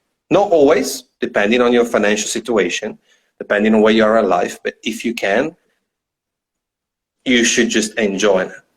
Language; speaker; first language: English; non-native, fluent; Italian